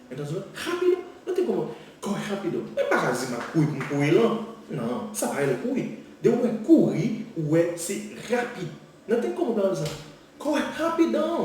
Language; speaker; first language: Portuguese; non-native, learner; Haitian Creole